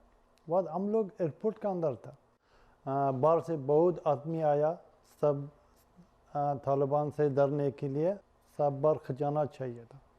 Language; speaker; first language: Hindi; non-native, learner; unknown